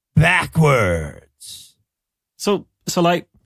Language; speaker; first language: English; native; English